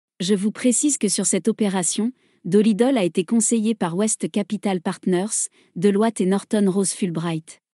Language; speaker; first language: French; non-native, local second language; Arabic